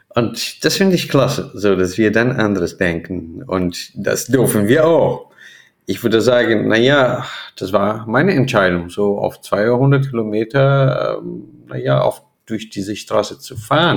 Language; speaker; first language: German; non-native, fluent; Portuguese